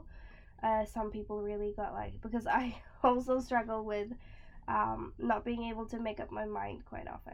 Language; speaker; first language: English; non-native, fluent; Swedish